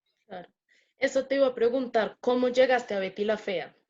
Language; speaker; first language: Spanish; native; Spanish